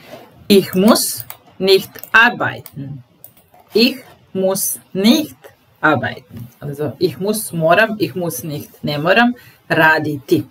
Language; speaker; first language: German; non-native, fluent; Serbian